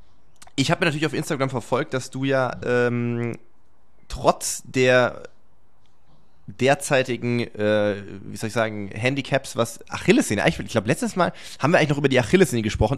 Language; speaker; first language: German; native; German